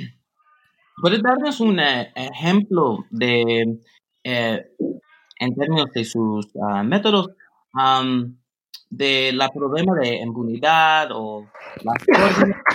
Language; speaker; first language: Spanish; non-native, fluent; English